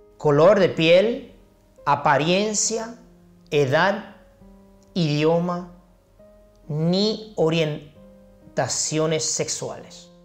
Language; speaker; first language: Spanish; non-native, fluent; Chinese